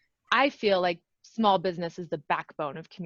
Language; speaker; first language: English; native; English